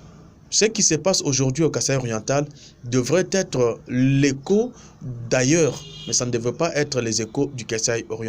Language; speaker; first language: French; non-native, local second language; Luba-Lulua